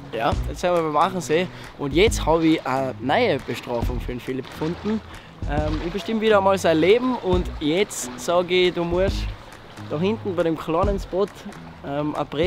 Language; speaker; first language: German; native; German